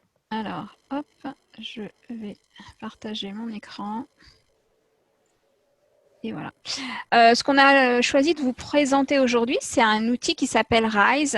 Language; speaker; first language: French; native; French